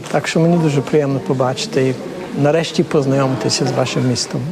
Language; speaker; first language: Ukrainian; early bilingual, heritage; Ukrainian